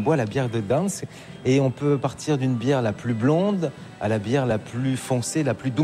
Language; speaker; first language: French; native; French